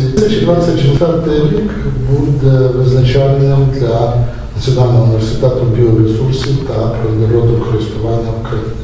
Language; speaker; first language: Ukrainian; native; Ukrainian